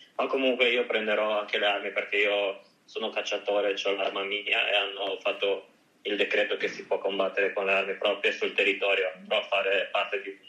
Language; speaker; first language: Italian; early bilingual, other home language; Ukrainian